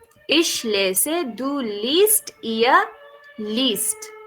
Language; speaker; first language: German; non-native, fluent; Urdu